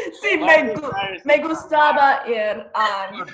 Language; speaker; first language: Spanish; non-native, learner; English